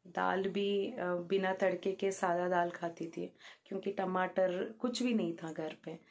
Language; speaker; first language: Hindi; non-native, local second language; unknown